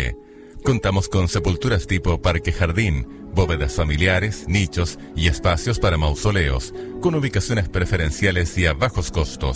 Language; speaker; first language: Spanish; native; Spanish